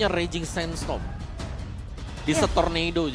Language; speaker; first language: Indonesian; native; Indonesian